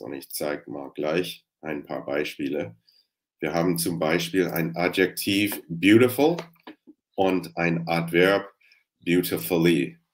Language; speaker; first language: German; non-native, fluent; English